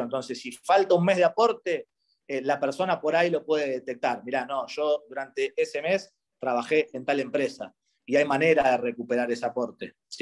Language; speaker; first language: Spanish; native; Spanish